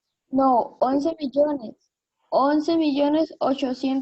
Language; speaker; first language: Spanish; native; Spanish